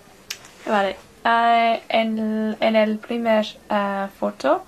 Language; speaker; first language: Spanish; non-native, learner; English